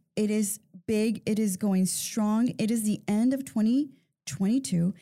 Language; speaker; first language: English; early bilingual, other home language; Spanish